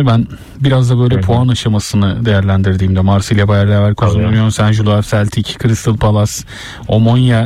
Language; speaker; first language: Turkish; native; Turkish